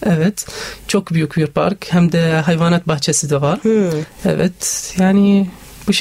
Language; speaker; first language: Turkish; non-native, fluent; Arabic